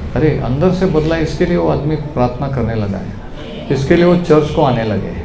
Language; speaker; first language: Hindi; non-native, local second language; Marathi